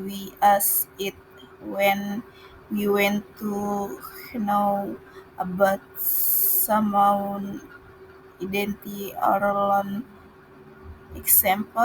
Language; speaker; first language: English; non-native, learner; Indonesian